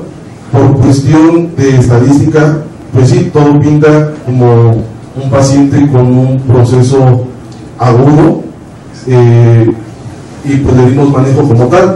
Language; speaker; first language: Spanish; native; Spanish